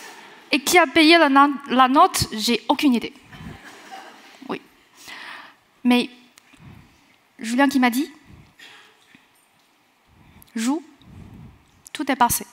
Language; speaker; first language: French; non-native, fluent; Chinese